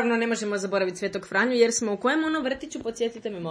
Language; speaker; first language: Serbian; native; Serbian